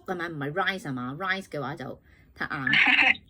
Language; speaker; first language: Cantonese; native; Cantonese